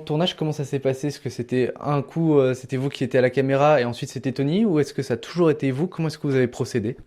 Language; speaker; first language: French; native; French